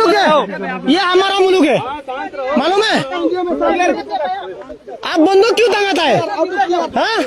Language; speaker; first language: Hindi; non-native, learner; Bangla